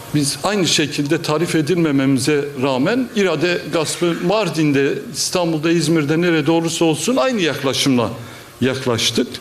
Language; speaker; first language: Turkish; non-native, local second language; Kurdish